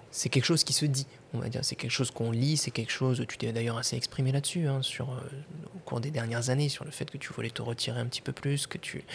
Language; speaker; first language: French; native; French